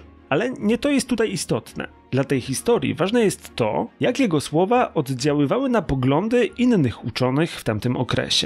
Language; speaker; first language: Polish; native; Polish